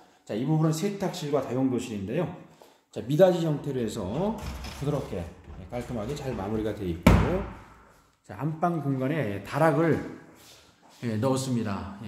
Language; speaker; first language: Korean; native; Korean